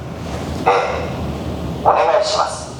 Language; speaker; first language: Japanese; non-native, learner; Bangla